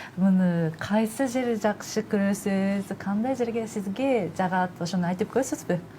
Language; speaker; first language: Kyrgyz; non-native, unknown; Japanese